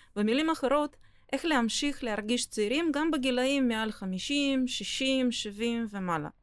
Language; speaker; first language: Hebrew; non-native, fluent; Russian